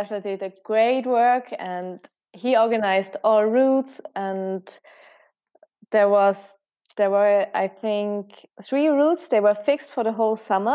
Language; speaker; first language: English; non-native, fluent; German